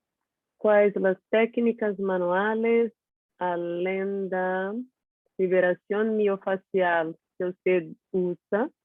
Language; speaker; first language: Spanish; non-native, learner; Portuguese